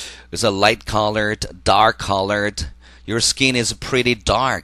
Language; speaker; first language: English; non-native, fluent; Korean